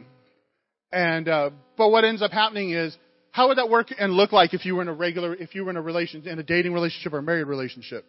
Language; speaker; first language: English; native; English